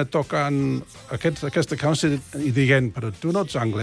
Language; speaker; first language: Catalan; non-native, fluent; English